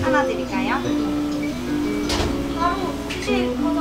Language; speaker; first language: Korean; native; Korean